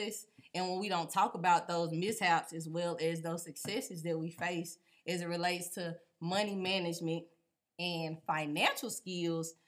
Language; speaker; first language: English; native; English